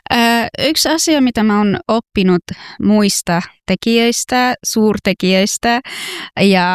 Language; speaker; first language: Finnish; non-native, fluent; Persian